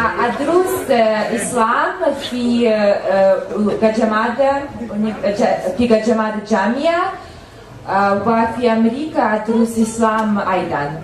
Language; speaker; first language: Arabic; non-native, learner; English